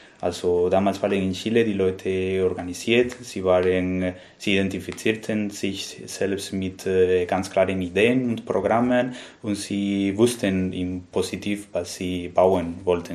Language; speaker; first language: German; non-native, fluent; Spanish